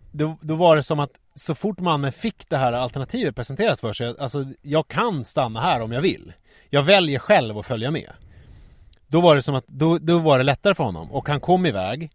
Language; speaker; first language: Swedish; native; Swedish